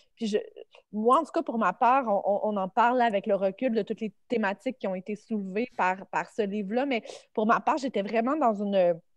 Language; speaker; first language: French; native; French